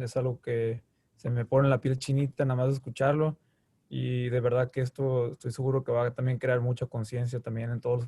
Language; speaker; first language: Spanish; native; Spanish